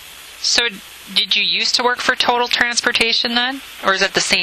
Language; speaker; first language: English; native; English